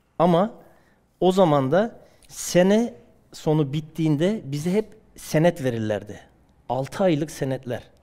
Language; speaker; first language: Turkish; early bilingual, heritage; Turkish